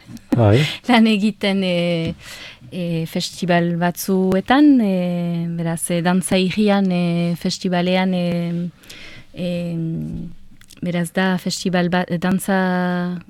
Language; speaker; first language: Basque; non-native, local second language; French